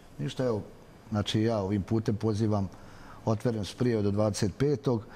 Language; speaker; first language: Croatian; native; Croatian